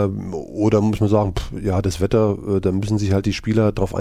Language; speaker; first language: German; native; German